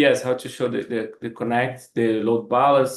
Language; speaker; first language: English; non-native, learner; Portuguese